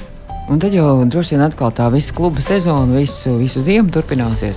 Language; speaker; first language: Latvian; native; Latvian